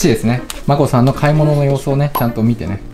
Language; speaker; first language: Japanese; native; Japanese